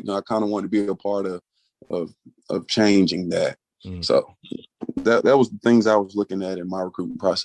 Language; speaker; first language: English; native; English